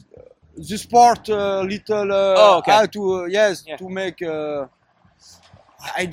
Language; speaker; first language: English; non-native, learner; French